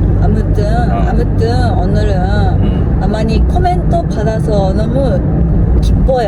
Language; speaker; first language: Korean; non-native, learner; Japanese